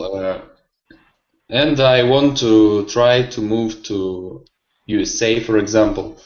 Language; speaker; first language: English; non-native, learner; Russian